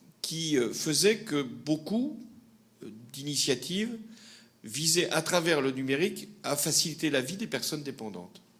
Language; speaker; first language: French; native; French